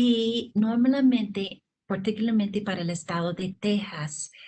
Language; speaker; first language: Spanish; non-native, fluent; English